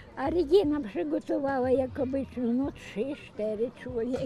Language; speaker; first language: Polish; early bilingual, heritage; Polish